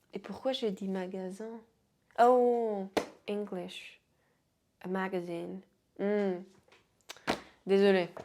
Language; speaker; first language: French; non-native, fluent; Spanish